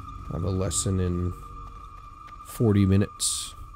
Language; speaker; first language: English; native; English